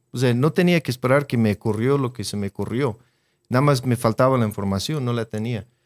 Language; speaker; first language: Spanish; non-native, fluent; English